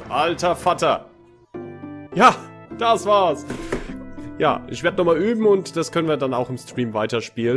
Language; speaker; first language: German; native; German